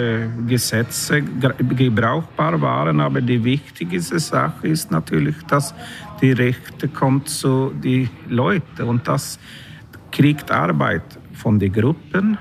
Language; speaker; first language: German; non-native, learner; Swedish